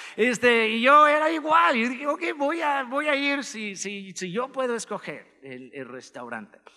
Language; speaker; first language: Spanish; non-native, fluent; English